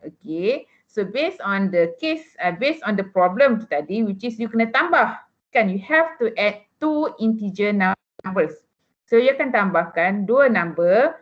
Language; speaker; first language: English; non-native, local second language; Malay